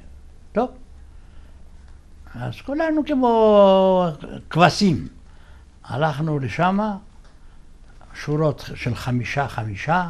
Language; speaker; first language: Hebrew; non-native, fluent; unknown